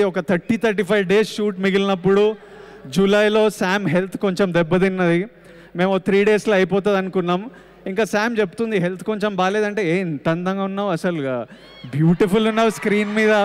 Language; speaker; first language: Telugu; native; Telugu